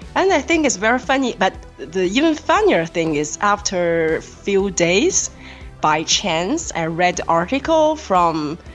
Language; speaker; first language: English; non-native, fluent; Chinese